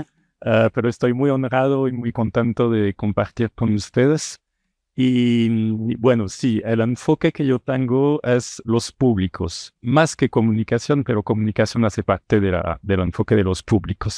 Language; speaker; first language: Spanish; non-native, fluent; French